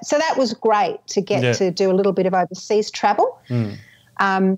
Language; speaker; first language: English; native; English